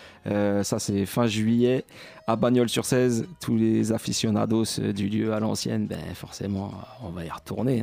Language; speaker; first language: French; native; French